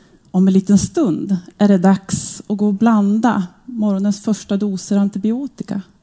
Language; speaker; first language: Swedish; native; Swedish